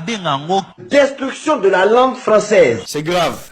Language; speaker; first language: French; non-native, local second language; Lingala